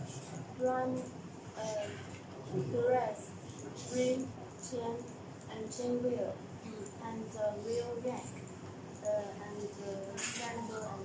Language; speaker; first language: English; non-native, learner; Chinese